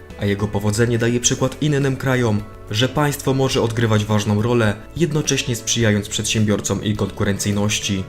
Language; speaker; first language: Polish; native; Polish